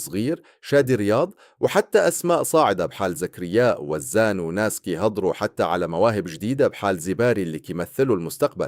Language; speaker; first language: Arabic; native; Arabic